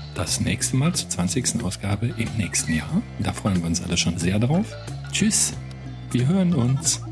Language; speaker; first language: German; native; German